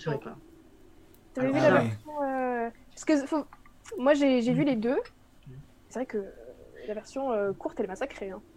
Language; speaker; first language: French; native; French